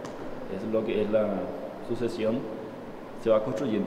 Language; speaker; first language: Spanish; native; Spanish